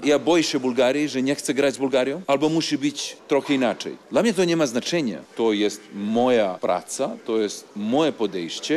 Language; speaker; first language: Polish; non-native, learner; Serbian